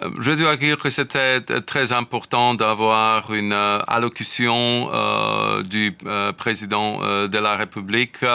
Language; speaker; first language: French; non-native, fluent; Slovak